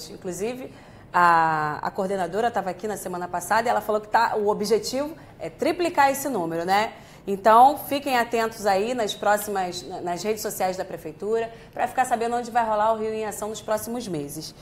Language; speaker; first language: Portuguese; native; Portuguese